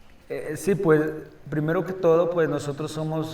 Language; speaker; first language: Spanish; native; Spanish